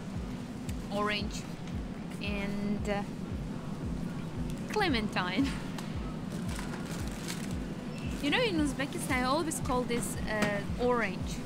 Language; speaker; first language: English; non-native, learner; Uzbek